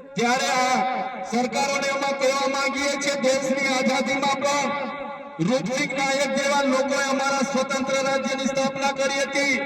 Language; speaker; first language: Gujarati; non-native, local second language; Vasavi